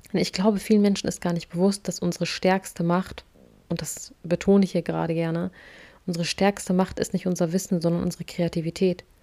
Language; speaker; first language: German; early bilingual, other home language; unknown